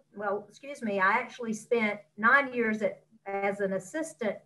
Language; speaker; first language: English; native; English